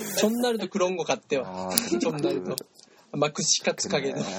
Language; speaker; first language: Korean; non-native, learner; Japanese